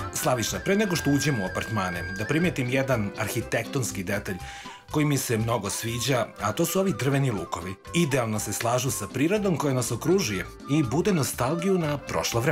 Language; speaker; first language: Serbian; native; Serbian